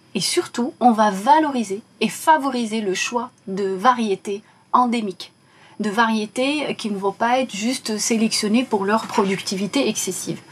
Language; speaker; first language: French; non-native, local second language; Arabic